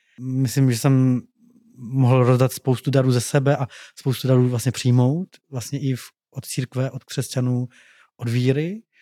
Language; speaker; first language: Czech; native; Czech